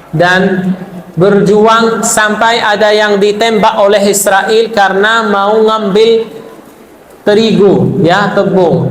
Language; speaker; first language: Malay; non-native, fluent; Arabic